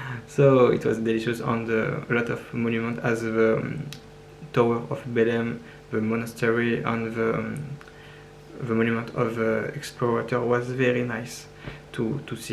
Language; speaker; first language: English; non-native, learner; French